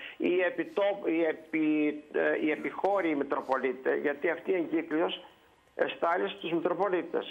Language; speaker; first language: Greek; native; Greek